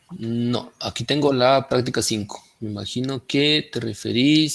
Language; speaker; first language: Spanish; native; Spanish